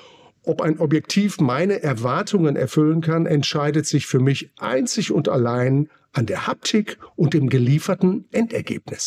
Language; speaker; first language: German; native; German